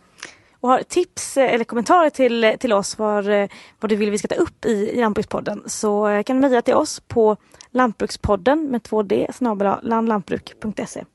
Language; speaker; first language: Swedish; native; Swedish